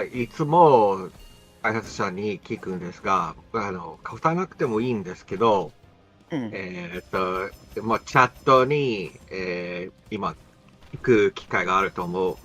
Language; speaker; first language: Japanese; non-native, fluent; English